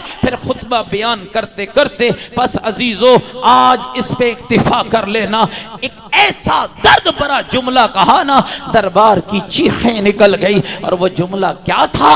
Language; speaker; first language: Urdu; native; Urdu